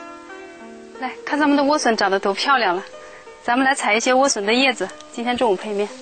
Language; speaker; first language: Chinese; native; Chinese